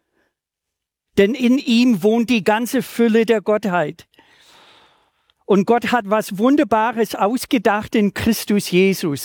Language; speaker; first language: German; native; German